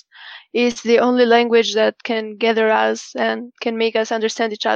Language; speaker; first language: English; non-native, fluent; Albanian